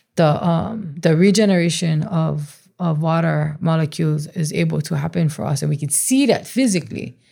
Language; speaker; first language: English; native; English